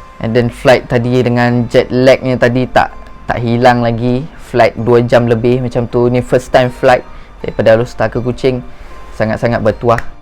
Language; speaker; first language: Malay; native; Malay